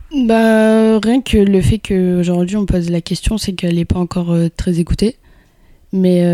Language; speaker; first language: French; early bilingual, other home language; Kabyle